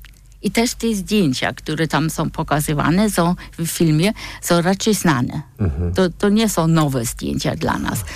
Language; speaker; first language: Polish; non-native, fluent; German